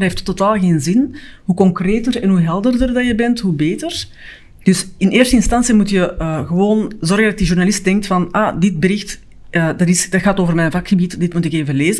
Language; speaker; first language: Dutch; native; Dutch